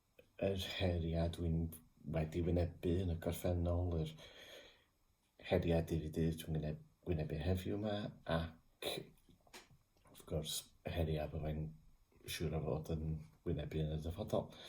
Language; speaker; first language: Welsh; non-native, local second language; English